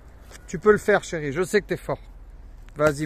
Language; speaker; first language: French; native; French